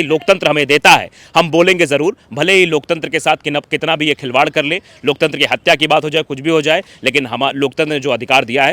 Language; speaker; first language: Hindi; native; Hindi